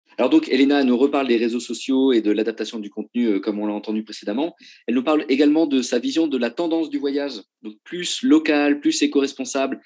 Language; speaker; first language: French; native; French